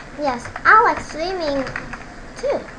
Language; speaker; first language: English; non-native, learner; Korean